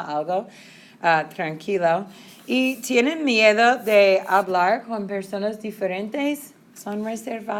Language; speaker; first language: Spanish; non-native, fluent; English